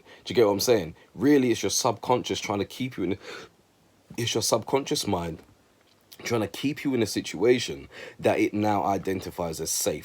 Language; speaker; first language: English; native; English